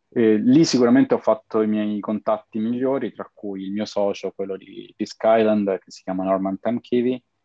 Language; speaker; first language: Italian; native; Italian